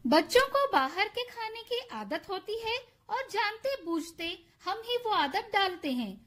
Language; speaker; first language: Urdu; native; Urdu